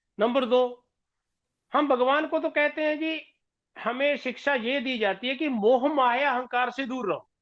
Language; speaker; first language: Hindi; non-native, local second language; Punjabi